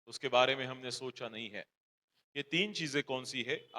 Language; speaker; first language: Hindi; non-native, local second language; Marathi